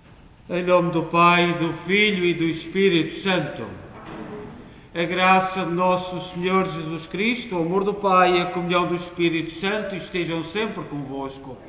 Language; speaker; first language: Portuguese; native; Portuguese